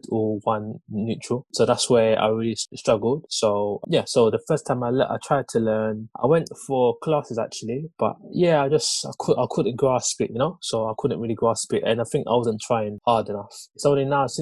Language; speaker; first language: English; early bilingual, other home language; Lingala